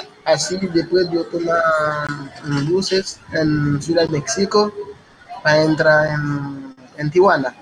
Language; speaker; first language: Spanish; non-native, learner; Haitian Creole